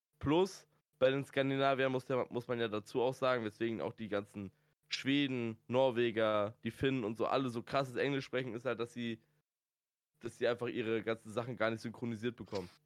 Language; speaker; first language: German; native; German